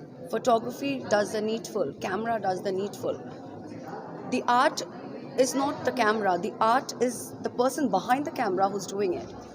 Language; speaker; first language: English; non-native, local second language; Bangla